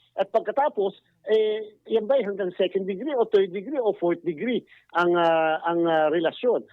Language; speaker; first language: Filipino; native; Filipino